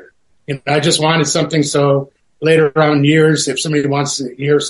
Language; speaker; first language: English; native; English